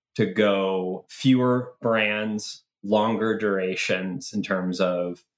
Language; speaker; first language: English; native; English